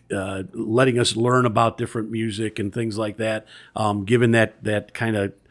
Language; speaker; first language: English; native; English